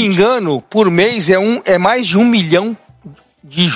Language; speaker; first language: Portuguese; native; Portuguese